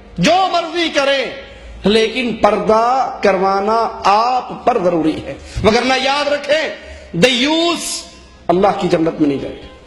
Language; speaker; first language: Urdu; non-native, local second language; Punjabi